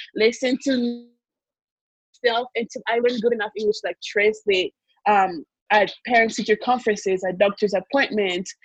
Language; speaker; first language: English; early bilingual, other home language; Kongo